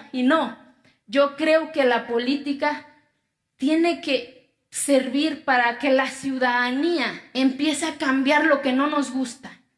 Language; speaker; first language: Spanish; non-native, local second language; Zapotec